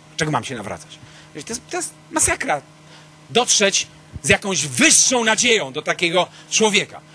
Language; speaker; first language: Polish; native; Polish